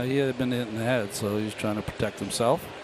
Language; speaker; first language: English; native; English